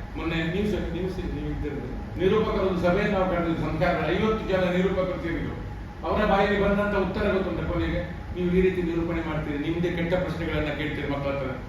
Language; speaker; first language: Kannada; non-native, local second language; Tulu